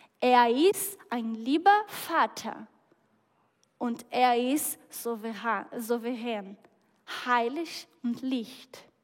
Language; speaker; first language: German; non-native, fluent; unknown